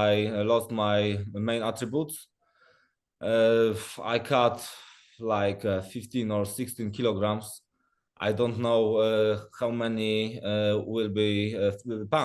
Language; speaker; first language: English; non-native, learner; Polish